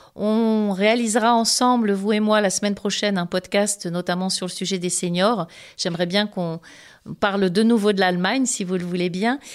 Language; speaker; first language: French; native; French